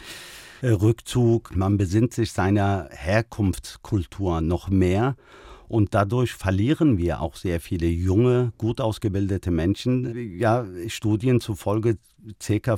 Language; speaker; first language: German; early bilingual, other home language; Turkish